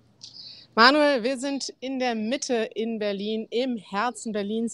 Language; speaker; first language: German; native; German